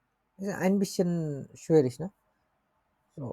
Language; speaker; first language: German; non-native, learner; Bangla